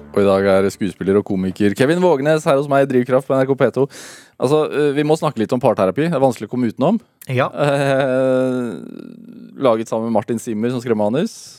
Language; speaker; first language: Norwegian; native; Norwegian